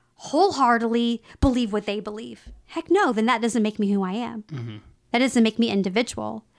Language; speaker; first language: English; native; English